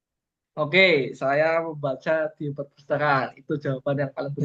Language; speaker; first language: Indonesian; native; Indonesian